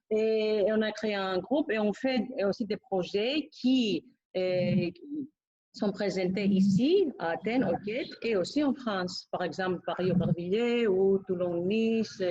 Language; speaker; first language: French; non-native, fluent; Greek